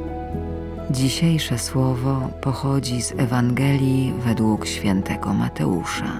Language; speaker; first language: Polish; native; Polish